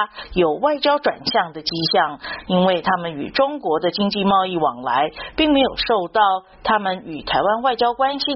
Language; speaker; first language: Chinese; native; Chinese